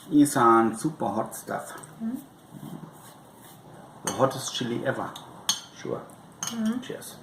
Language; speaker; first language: English; non-native, fluent; German